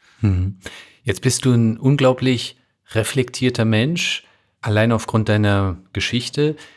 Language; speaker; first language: German; native; German